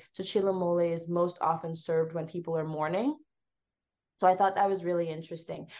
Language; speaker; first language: English; native; English